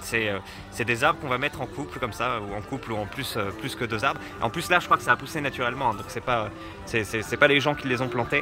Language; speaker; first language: French; native; French